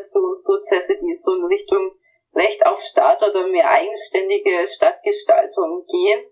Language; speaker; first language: German; native; German